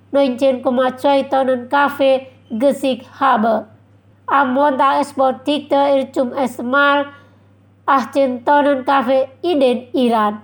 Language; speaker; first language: German; non-native, fluent; Indonesian